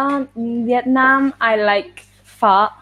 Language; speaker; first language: English; non-native, learner; Vietnamese